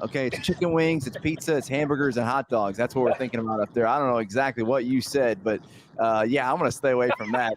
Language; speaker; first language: English; native; English